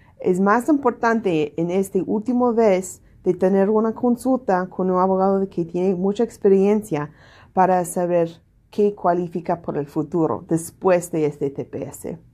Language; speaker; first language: Spanish; non-native, learner; English